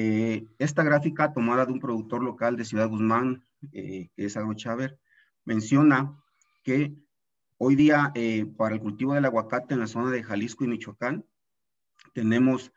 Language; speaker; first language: Spanish; native; Spanish